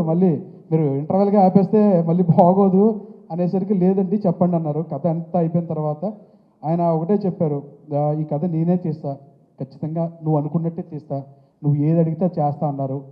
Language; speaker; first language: Telugu; native; Telugu